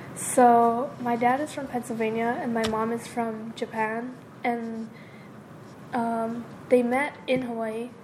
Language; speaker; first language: English; early bilingual, other home language; Japanese